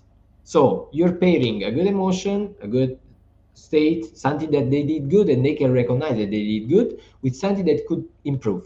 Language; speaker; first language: English; non-native, fluent; Italian